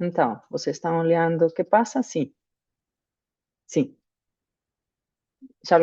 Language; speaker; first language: Portuguese; non-native, fluent; Spanish